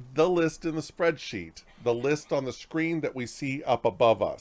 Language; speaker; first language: English; native; English